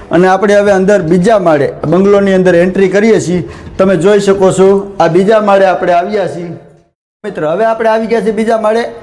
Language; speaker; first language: Gujarati; native; Gujarati